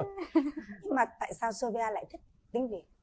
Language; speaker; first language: Vietnamese; native; Vietnamese